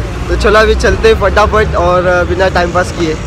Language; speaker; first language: Hindi; non-native, local second language; Marathi